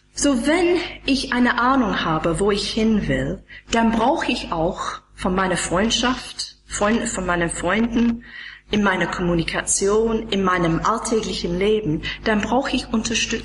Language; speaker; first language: German; non-native, fluent; English